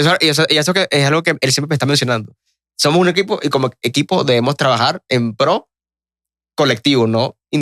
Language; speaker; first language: Spanish; native; Spanish